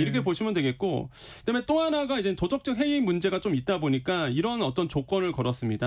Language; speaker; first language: Korean; native; Korean